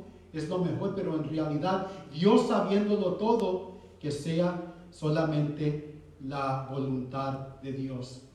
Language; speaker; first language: Spanish; early bilingual, heritage; Spanish